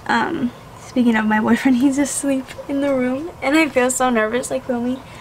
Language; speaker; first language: English; native; English